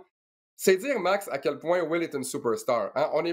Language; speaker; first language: French; native; French